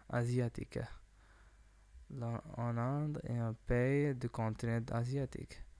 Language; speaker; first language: French; non-native, learner; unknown